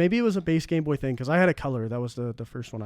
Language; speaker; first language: English; native; English